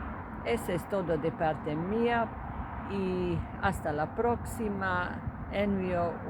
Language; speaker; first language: Spanish; non-native, fluent; Croatian